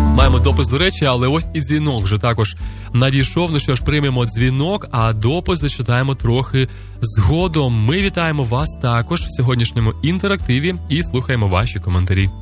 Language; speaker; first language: Ukrainian; native; Ukrainian